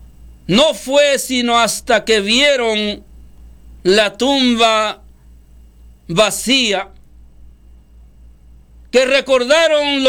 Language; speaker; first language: Spanish; native; Spanish